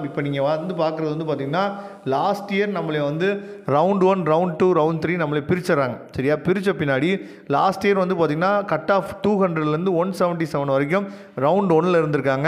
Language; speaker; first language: Tamil; native; Tamil